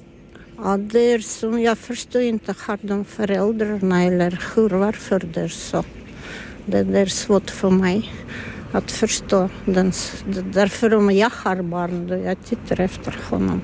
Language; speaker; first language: Swedish; non-native, learner; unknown